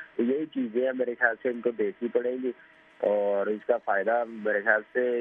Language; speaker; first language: Urdu; non-native, local second language; Punjabi